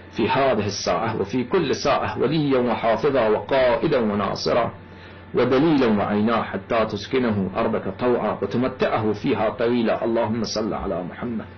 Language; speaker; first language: Arabic; non-native, fluent; Persian